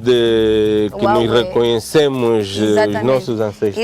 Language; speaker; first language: Portuguese; native; Portuguese